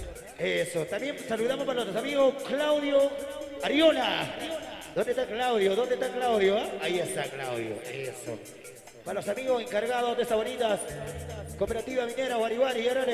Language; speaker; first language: Spanish; native; Spanish